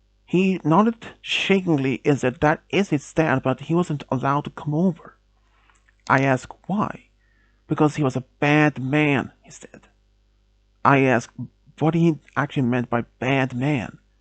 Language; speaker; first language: English; non-native, fluent; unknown